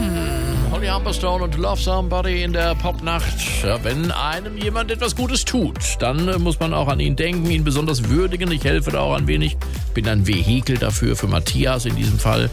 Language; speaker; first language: German; native; German